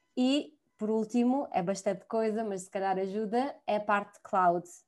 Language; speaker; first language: Portuguese; non-native, fluent; Italian